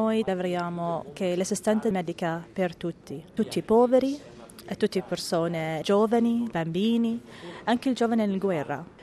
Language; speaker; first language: Italian; non-native, learner; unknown